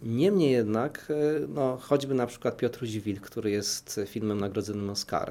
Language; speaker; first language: Polish; native; Polish